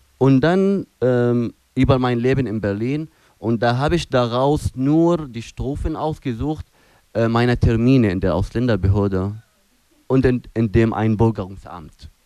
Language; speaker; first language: German; non-native, fluent; Arabic